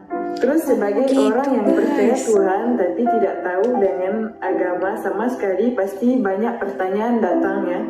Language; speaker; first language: Indonesian; non-native, fluent; French